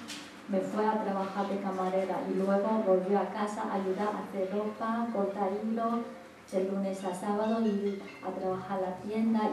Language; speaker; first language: Spanish; non-native, learner; Chinese